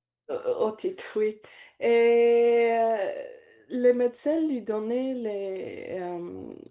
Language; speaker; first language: French; non-native, learner; Bulgarian